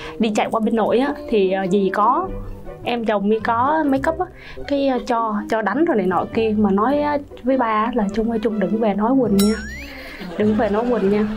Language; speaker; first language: Vietnamese; native; Vietnamese